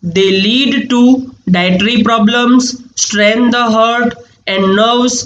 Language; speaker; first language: English; non-native, local second language; Gujarati